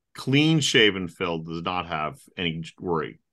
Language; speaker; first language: English; native; English